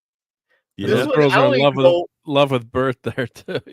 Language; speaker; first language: English; native; English